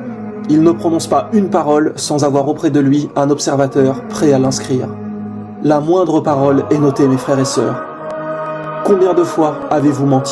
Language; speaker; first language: French; native; French